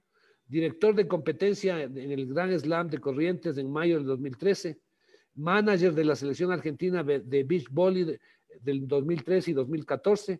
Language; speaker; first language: Spanish; native; Spanish